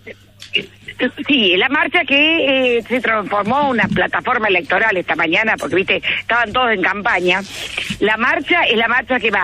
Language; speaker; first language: Spanish; native; Spanish